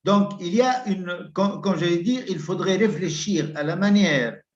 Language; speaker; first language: French; non-native, local second language; Arabic